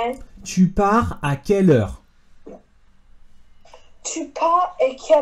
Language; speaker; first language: French; non-native, learner; English